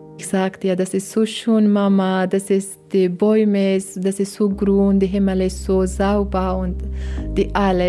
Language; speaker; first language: German; non-native, learner; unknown